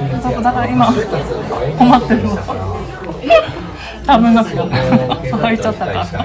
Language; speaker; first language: Japanese; non-native, learner; Korean